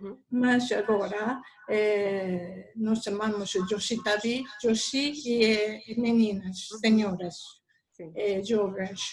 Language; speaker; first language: Portuguese; non-native, learner; Japanese